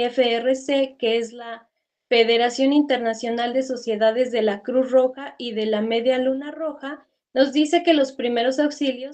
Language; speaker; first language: Spanish; native; Spanish